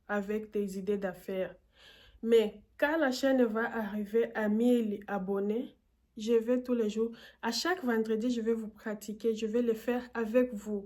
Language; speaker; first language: French; non-native, fluent; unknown